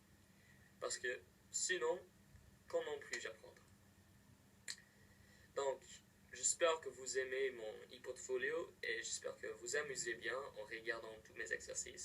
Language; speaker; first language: French; non-native, fluent; English